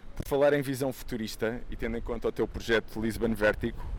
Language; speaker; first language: Portuguese; native; Portuguese